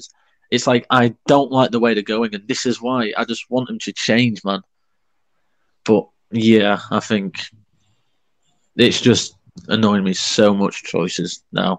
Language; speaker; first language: English; native; English